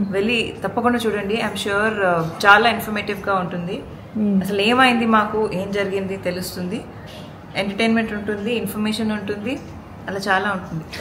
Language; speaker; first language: Telugu; non-native, local second language; Urdu